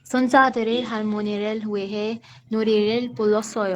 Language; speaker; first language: Korean; non-native, learner; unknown